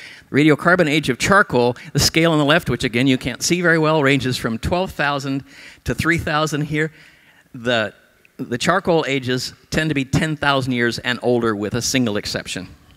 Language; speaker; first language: English; native; English